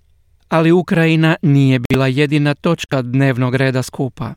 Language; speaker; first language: Croatian; native; Croatian